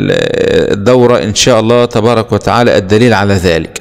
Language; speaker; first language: Arabic; native; Arabic